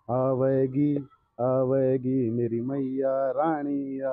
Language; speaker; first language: Hindi; native; Hindi